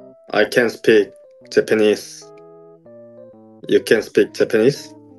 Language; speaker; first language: English; non-native, learner; Korean